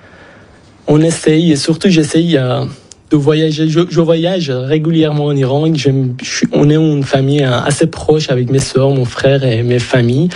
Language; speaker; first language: French; non-native, fluent; Persian